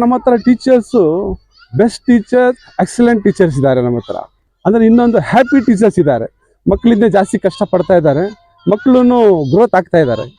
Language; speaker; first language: Kannada; non-native, local second language; Urdu